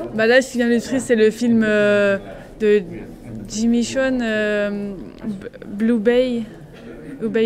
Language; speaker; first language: French; native; French